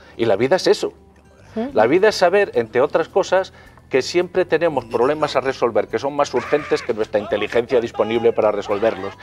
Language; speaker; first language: Spanish; native; Spanish